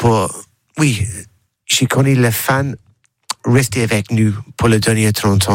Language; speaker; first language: French; non-native, learner; English